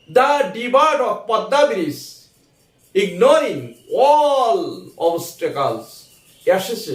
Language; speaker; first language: English; non-native, local second language; Bangla